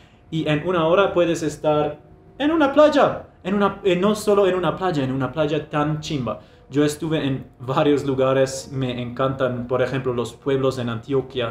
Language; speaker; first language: Spanish; non-native, fluent; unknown